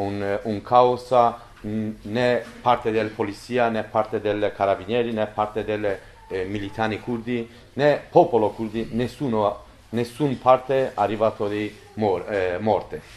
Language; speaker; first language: Italian; non-native, learner; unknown